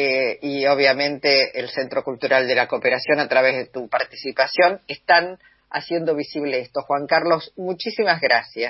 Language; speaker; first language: Spanish; native; Spanish